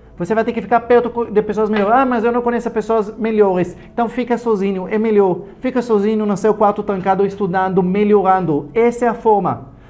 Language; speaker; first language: Portuguese; non-native, fluent; Hebrew